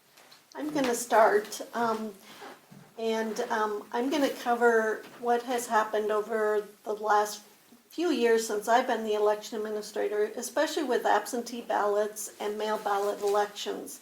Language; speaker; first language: English; native; English